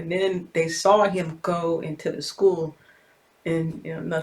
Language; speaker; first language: English; native; English